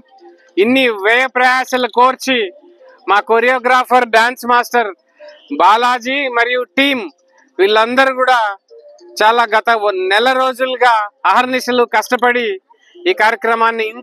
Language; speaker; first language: Telugu; native; Telugu